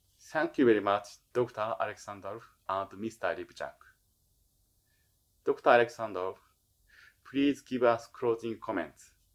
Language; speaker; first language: English; non-native, fluent; Japanese